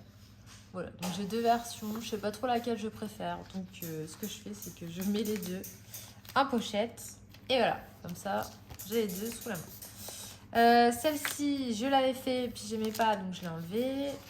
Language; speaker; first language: French; native; French